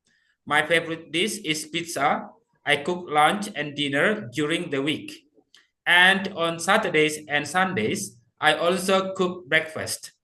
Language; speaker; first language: English; non-native, fluent; Indonesian